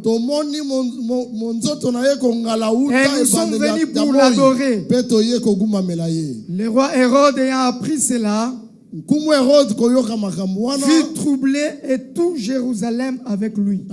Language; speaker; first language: French; non-native, local second language; Lingala